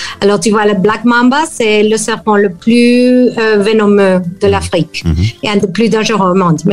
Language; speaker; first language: French; non-native, fluent; Spanish